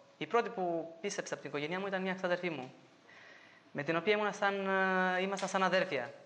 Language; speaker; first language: Greek; non-native, fluent; Albanian